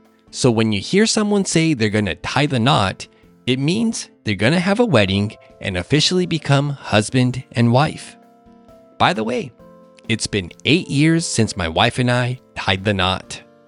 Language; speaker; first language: English; native; English